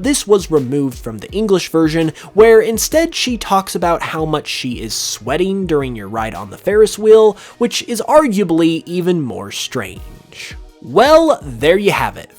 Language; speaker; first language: English; native; English